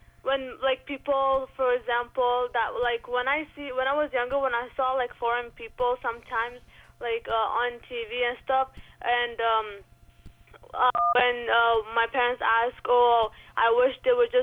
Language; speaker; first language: English; early bilingual, other home language; Rohingya